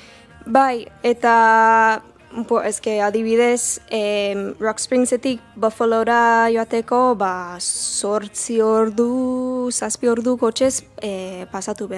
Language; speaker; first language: Basque; non-native, learner; English